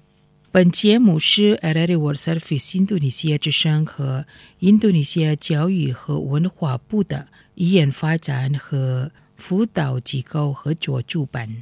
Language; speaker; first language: Chinese; non-native, fluent; Indonesian